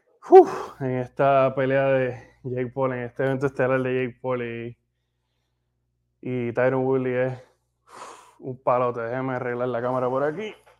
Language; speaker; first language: Spanish; native; Spanish